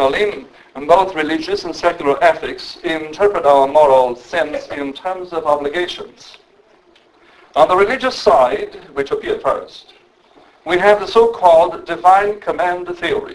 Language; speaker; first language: English; non-native, fluent; Romanian